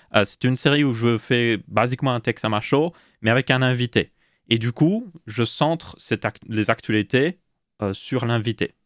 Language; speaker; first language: French; native; French